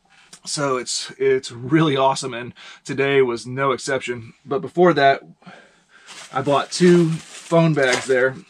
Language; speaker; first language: English; native; English